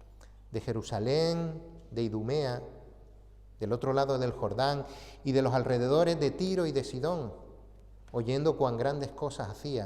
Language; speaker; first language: Spanish; native; Spanish